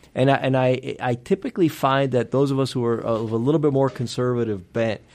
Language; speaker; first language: English; early bilingual, other home language; Spanish